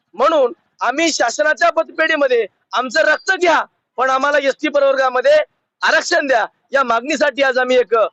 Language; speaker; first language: Marathi; non-native, local second language; Lambadi